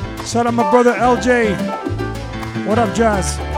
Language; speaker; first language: English; early bilingual, other home language; Spanish